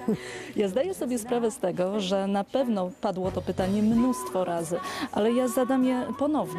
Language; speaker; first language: Polish; native; Polish